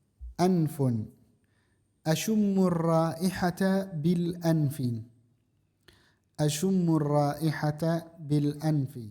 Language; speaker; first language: Arabic; non-native, fluent; Indonesian